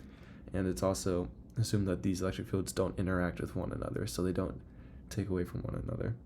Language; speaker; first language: English; native; English